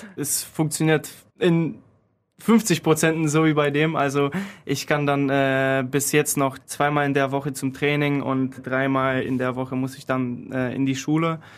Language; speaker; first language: German; early bilingual, other home language; Polish